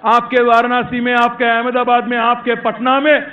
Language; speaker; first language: Hindi; non-native, local second language; Telugu